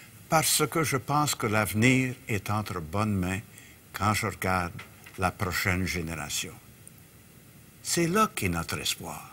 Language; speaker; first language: French; native; French